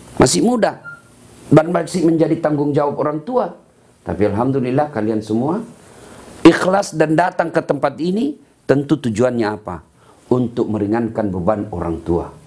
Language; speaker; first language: Malay; non-native, local second language; Buginese